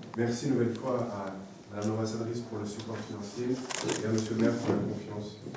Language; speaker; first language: French; native; French